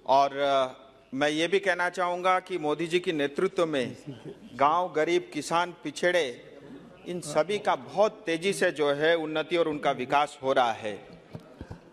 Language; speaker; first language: Hindi; non-native, local second language; Nepali